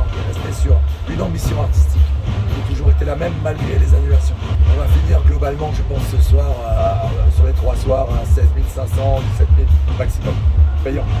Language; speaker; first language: French; native; French